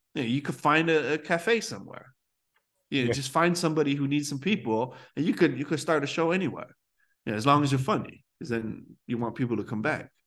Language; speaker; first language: English; early bilingual, other home language; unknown